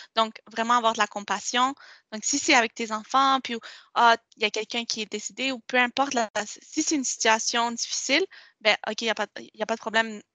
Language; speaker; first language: French; non-native, local second language; Spanish